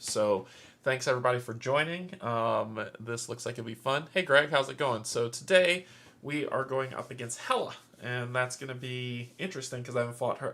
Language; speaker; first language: English; native; English